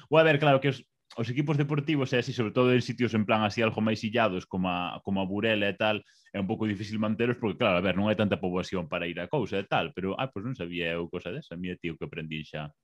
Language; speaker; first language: Galician; non-native, local second language; Spanish